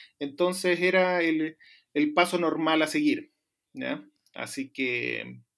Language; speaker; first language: Spanish; native; Spanish